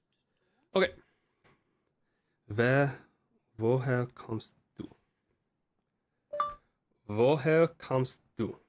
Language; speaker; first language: German; non-native, learner; English